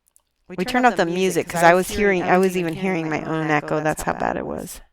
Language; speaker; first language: English; native; English